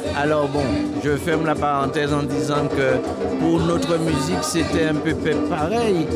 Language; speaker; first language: French; native; French